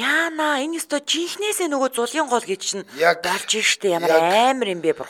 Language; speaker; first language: Mongolian; native; Mongolian